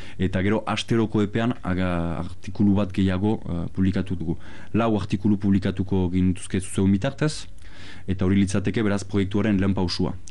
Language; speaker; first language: Basque; native; Basque